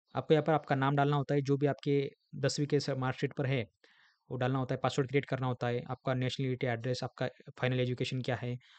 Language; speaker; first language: Hindi; non-native, local second language; Marathi